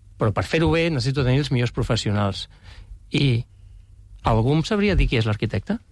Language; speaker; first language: Catalan; native; Catalan